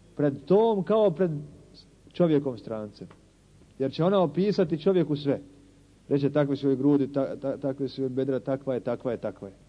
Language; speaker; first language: Bosnian; native; Bosnian